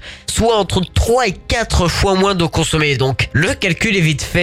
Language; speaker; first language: French; native; French